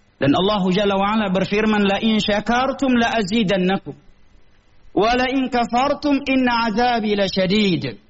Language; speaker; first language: Indonesian; non-native, local second language; Achinese